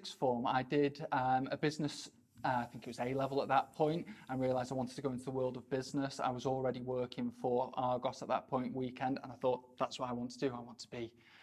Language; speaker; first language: English; native; English